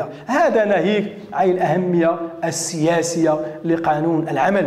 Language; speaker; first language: Arabic; native; Arabic